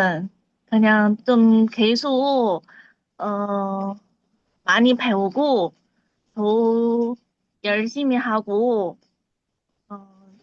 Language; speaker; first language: Korean; non-native, learner; Chinese